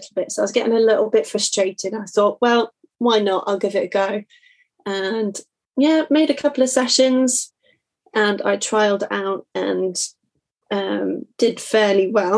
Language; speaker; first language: English; native; English